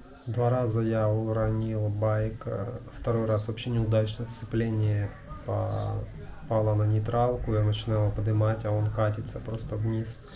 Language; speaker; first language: Russian; native; Russian